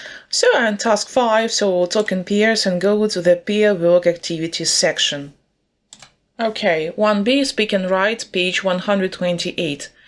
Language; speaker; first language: English; non-native, fluent; Ukrainian